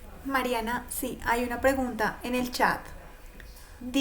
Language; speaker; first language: Spanish; native; Spanish